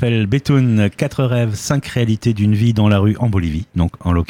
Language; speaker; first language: French; native; French